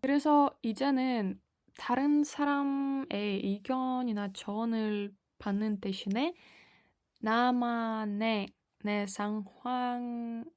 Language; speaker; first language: Korean; non-native, fluent; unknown